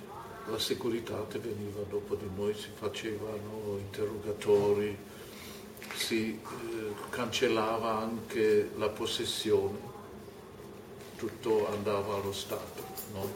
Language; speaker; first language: Italian; non-native, fluent; German